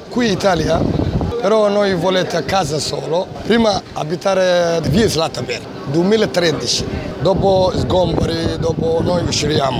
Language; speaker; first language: Italian; non-native, learner; Somali